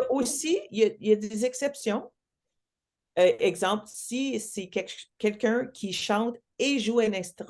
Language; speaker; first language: French; non-native, local second language; English